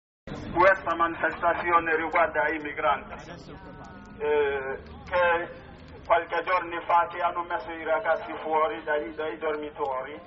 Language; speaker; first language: Italian; non-native, learner; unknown